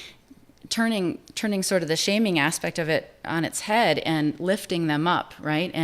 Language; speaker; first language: English; native; English